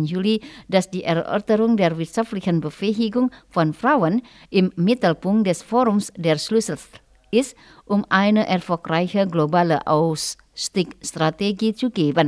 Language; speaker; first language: German; non-native, fluent; Indonesian